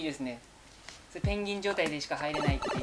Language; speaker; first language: Japanese; native; Japanese